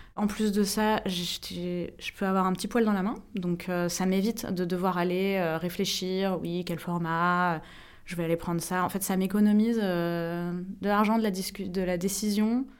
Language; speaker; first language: French; native; French